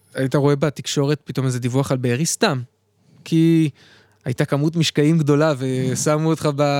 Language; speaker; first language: Hebrew; native; Hebrew